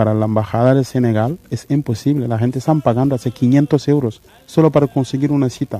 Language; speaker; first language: Spanish; non-native, fluent; Mandingo